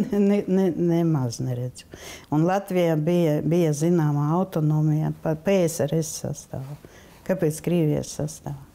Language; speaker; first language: Latvian; non-native, local second language; Russian